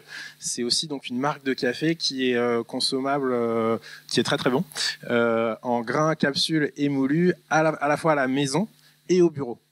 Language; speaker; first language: French; native; French